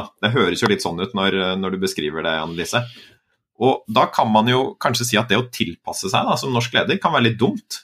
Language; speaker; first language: Norwegian; native; Norwegian